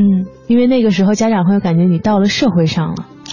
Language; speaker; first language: Chinese; native; Chinese